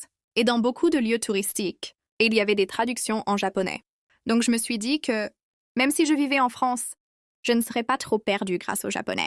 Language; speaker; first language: French; non-native, fluent; Korean